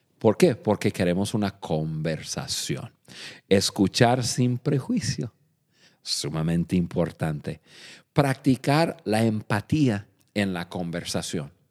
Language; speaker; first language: Spanish; non-native, fluent; English